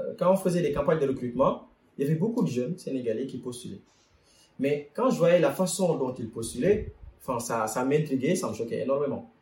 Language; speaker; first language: French; non-native, local second language; Wolof